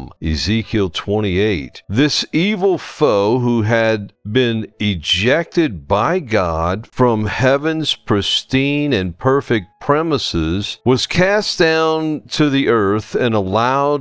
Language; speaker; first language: English; native; English